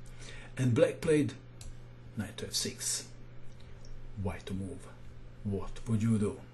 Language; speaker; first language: English; non-native, fluent; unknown